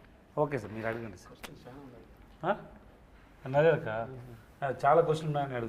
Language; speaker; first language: Telugu; non-native, learner; Tamil